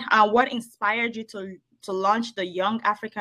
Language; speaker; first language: English; non-native, local second language; Yoruba